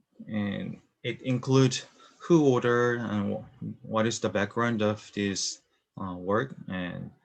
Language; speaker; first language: English; non-native, learner; Korean